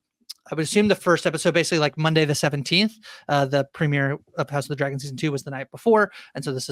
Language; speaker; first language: English; native; English